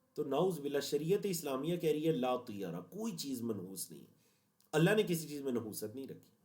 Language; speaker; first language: Urdu; native; Urdu